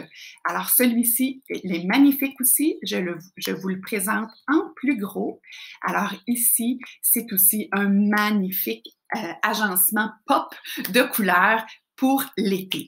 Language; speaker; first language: French; native; French